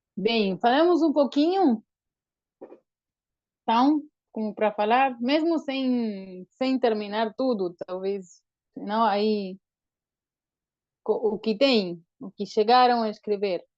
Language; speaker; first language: Portuguese; non-native, fluent; Spanish